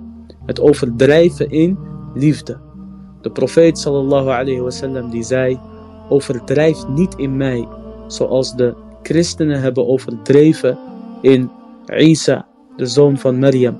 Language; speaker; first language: Dutch; native; Dutch